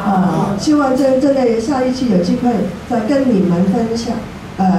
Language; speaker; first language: Chinese; non-native, local second language; Cantonese